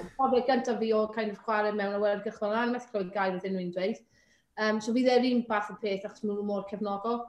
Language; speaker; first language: Welsh; native; Welsh